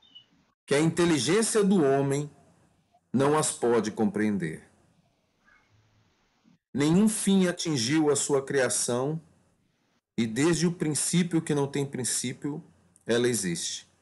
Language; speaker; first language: Portuguese; native; Portuguese